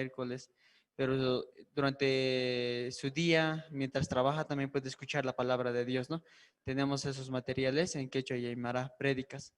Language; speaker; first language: Spanish; native; Spanish